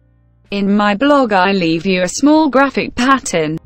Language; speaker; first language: English; non-native, learner; Spanish